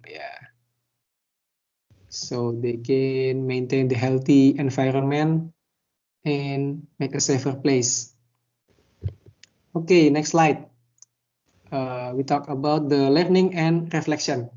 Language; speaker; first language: English; non-native, learner; Indonesian